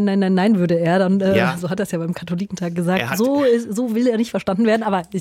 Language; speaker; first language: German; native; German